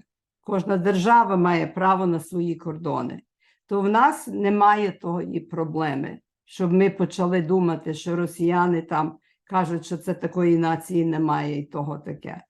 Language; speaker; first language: Ukrainian; early bilingual, heritage; Ukrainian